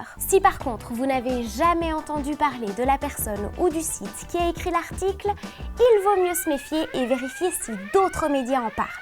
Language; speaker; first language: French; native; French